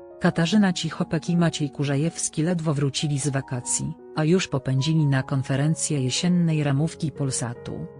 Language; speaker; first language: Polish; native; Polish